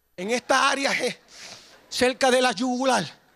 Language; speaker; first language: Spanish; early bilingual, heritage; Spanish